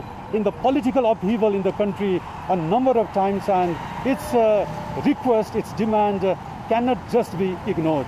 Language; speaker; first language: English; non-native, local second language; Nepali